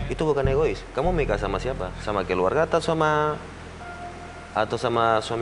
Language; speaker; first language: Indonesian; non-native, learner; Spanish